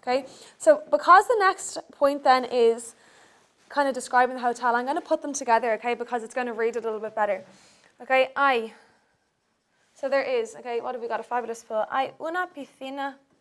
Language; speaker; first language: English; native; English